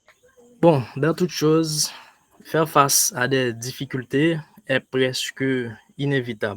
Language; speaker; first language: French; non-native, local second language; Haitian Creole